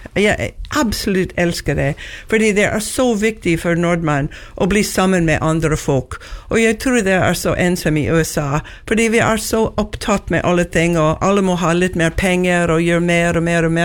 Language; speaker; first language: Norwegian; non-native, learner; English